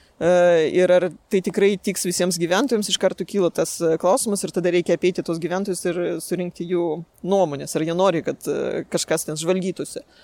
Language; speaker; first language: Lithuanian; non-native, local second language; Russian